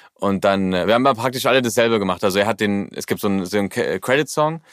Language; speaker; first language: German; early bilingual, heritage; German